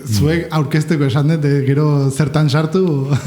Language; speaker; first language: Basque; native; Basque